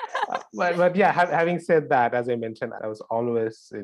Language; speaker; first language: English; non-native, local second language; Bangla